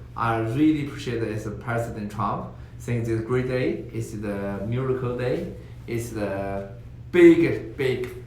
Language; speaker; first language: English; non-native, learner; Chinese